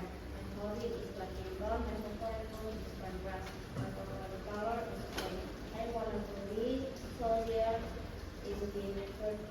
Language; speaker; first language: English; non-native, learner; Indonesian